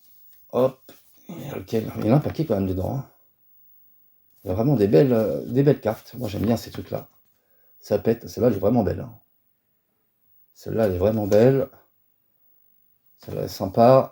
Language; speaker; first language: French; native; French